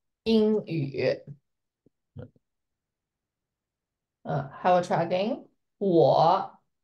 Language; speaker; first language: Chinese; non-native, fluent; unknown